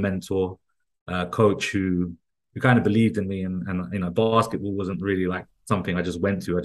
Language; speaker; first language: English; native; English